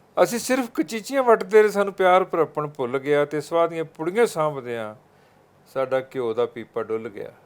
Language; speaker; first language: Punjabi; native; Punjabi